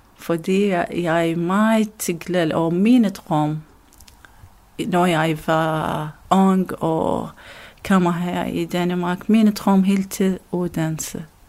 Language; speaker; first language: Danish; non-native, learner; Arabic